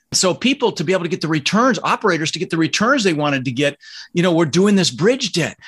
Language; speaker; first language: English; early bilingual, other home language; Dutch